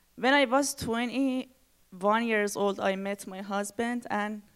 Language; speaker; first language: English; non-native, learner; Persian